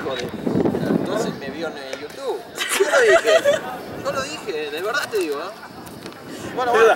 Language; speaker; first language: Spanish; native; Spanish